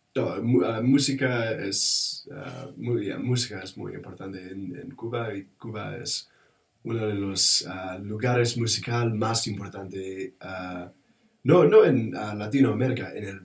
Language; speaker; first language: Spanish; non-native, learner; English